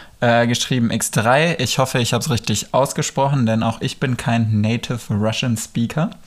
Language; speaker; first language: German; early bilingual, other home language; Polish